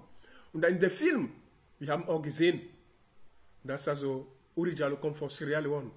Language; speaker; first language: German; non-native, learner; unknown